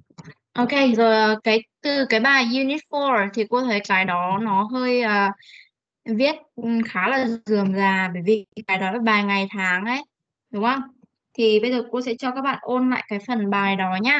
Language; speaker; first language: Vietnamese; native; Vietnamese